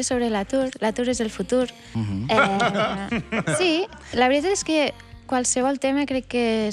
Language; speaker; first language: Catalan; native; Catalan